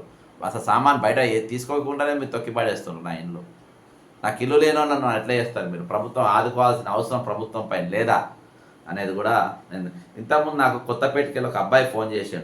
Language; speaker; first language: Telugu; native; Telugu